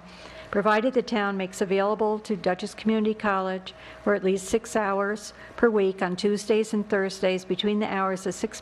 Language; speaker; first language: English; native; English